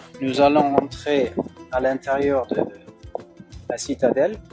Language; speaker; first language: French; non-native, fluent; Uzbek